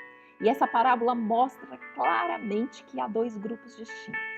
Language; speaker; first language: Portuguese; native; Portuguese